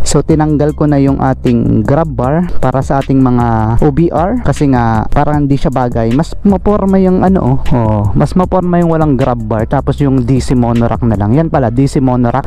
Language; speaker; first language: Filipino; native; Filipino